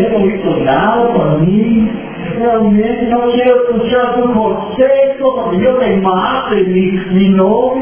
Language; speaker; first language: Spanish; non-native, fluent; English